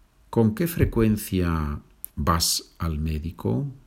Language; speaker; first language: English; non-native, fluent; Spanish